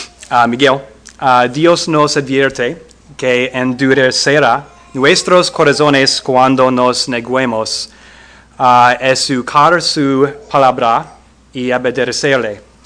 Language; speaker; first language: Spanish; non-native, learner; English